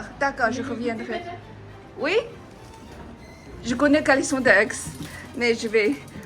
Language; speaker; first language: French; non-native, learner; Chinese